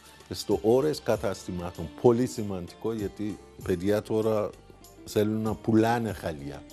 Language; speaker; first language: Greek; non-native, learner; Persian